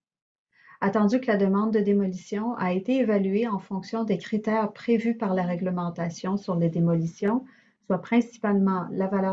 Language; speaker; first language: French; native; French